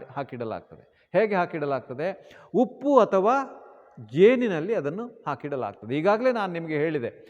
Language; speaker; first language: Kannada; non-native, local second language; Tulu